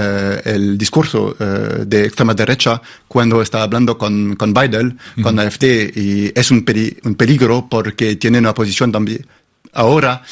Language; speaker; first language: Spanish; non-native, fluent; German